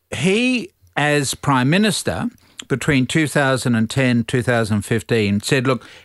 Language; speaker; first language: English; native; English